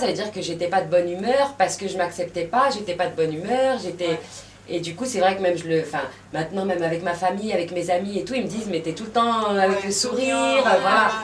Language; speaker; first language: French; native; French